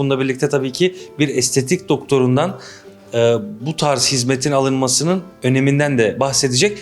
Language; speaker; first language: Turkish; native; Turkish